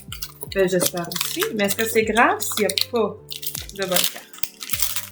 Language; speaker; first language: French; native; French